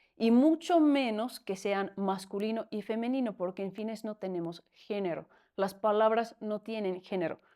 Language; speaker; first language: Spanish; non-native, fluent; Finnish